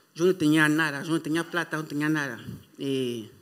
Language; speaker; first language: Spanish; non-native, fluent; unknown